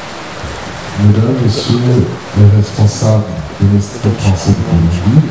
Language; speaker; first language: French; non-native, local second language; Rundi